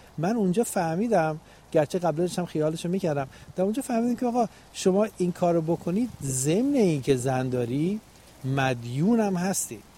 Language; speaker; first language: Persian; native; Persian